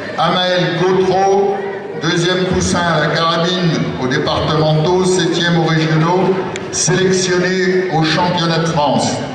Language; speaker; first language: French; native; French